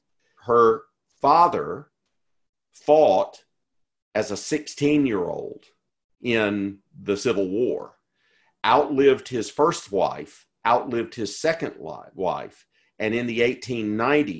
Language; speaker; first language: English; native; English